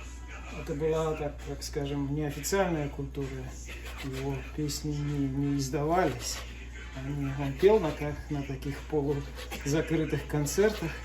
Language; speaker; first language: Russian; native; Russian